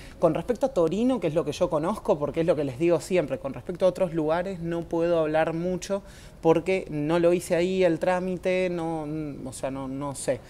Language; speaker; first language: Spanish; native; Spanish